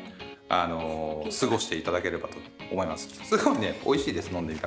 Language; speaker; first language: Japanese; native; Japanese